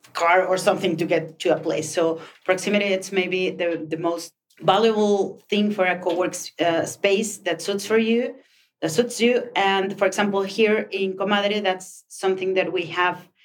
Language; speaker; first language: English; non-native, fluent; Spanish